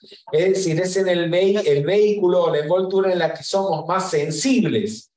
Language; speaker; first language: Spanish; native; Spanish